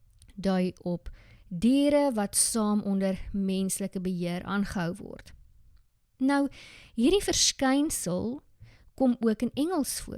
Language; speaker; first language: Afrikaans; native; Afrikaans